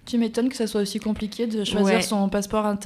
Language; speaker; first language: French; native; French